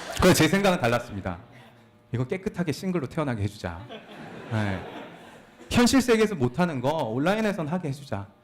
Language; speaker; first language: Korean; native; Korean